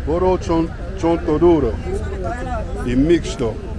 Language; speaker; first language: Spanish; non-native, learner; English